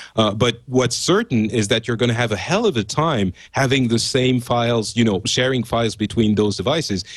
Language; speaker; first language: English; non-native, fluent; French